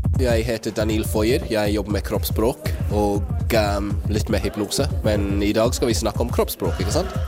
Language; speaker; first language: Norwegian; non-native, fluent; English